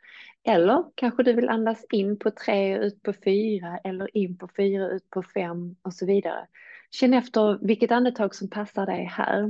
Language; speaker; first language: Swedish; native; Swedish